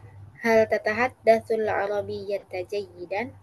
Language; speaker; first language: Arabic; non-native, learner; Indonesian